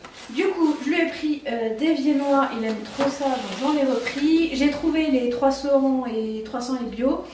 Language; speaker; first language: French; native; French